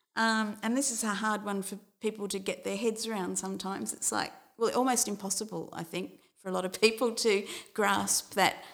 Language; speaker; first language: English; native; English